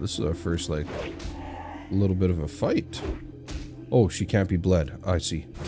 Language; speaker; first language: English; native; English